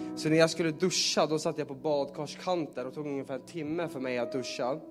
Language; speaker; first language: Swedish; native; Swedish